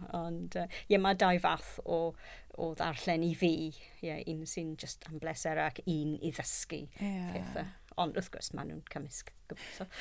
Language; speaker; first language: Welsh; non-native, local second language; English